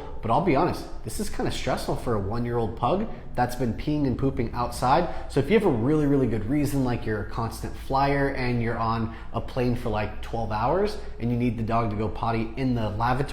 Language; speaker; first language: English; native; English